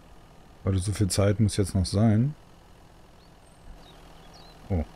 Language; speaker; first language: German; native; German